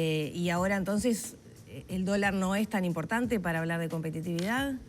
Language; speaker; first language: Spanish; native; Spanish